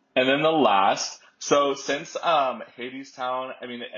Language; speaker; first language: English; native; English